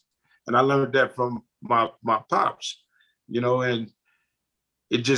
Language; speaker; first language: English; native; English